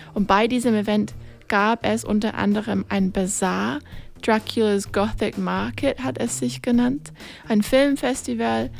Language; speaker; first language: German; non-native, fluent; English